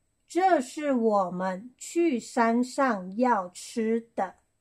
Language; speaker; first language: Chinese; non-native, learner; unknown